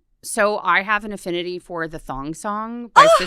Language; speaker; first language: English; native; English